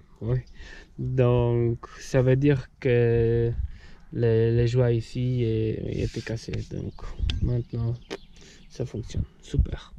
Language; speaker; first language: French; non-native, fluent; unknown